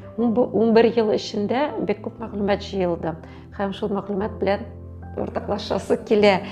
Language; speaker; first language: Tatar; native; Tatar